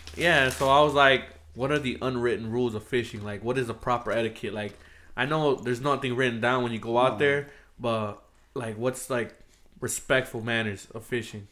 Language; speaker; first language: English; native; English